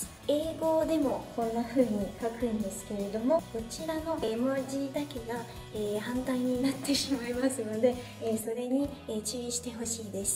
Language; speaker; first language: Japanese; non-native, fluent; French